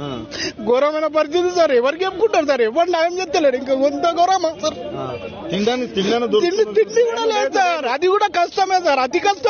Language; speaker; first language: Telugu; native; Telugu